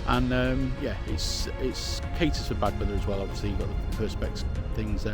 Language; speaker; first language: English; native; English